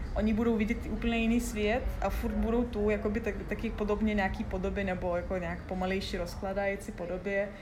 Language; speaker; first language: Czech; non-native, fluent; Lithuanian